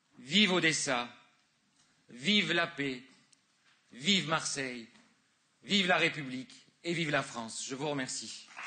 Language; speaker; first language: French; native; French